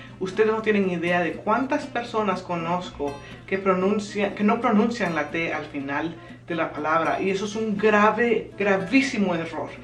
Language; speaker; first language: Spanish; native; Spanish